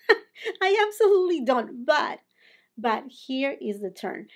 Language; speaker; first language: English; non-native, fluent; Spanish